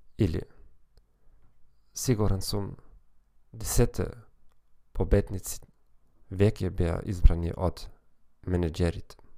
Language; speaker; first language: Macedonian; non-native, learner; German